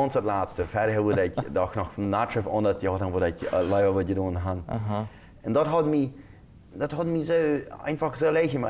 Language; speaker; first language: German; non-native, local second language; Plautdietsch